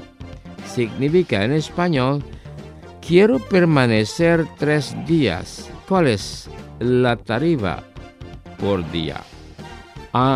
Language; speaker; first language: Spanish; non-native, fluent; Indonesian